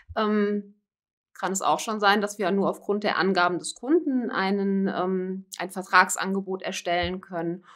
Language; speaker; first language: German; native; German